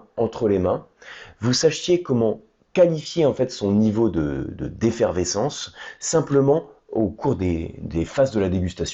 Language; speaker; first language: French; native; French